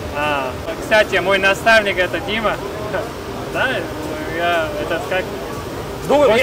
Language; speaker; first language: Russian; non-native, local second language; Uzbek